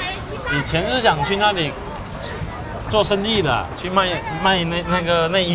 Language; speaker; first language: Chinese; native; Chinese